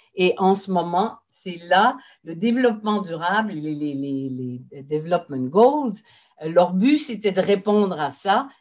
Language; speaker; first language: French; native; French